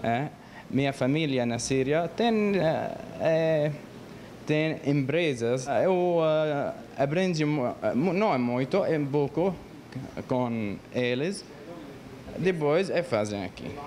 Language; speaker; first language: Portuguese; non-native, learner; Arabic